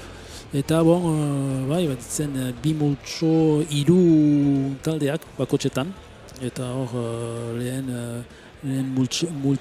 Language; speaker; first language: Basque; native; Basque